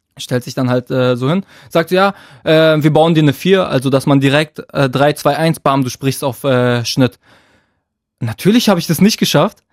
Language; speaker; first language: German; early bilingual, other home language; Arabic